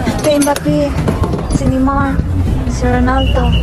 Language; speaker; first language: Filipino; native; Filipino